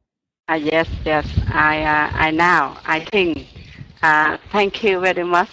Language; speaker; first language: English; non-native, learner; Vietnamese